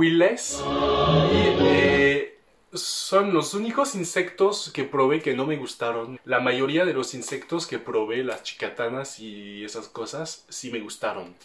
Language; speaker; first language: Spanish; non-native, fluent; French